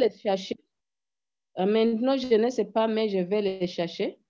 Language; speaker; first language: French; non-native, learner; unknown